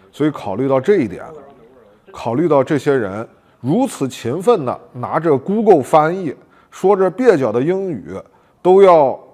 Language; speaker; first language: Chinese; native; Chinese